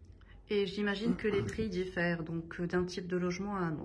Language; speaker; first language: French; non-native, local second language; Arabic